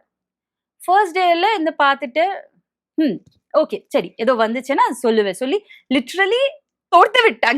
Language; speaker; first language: Tamil; non-native, local second language; Bangla